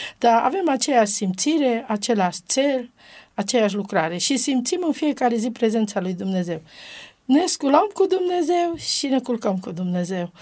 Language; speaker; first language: Romanian; non-native, local second language; Romany